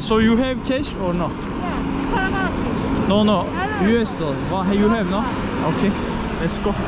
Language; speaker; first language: English; non-native, learner; Turkish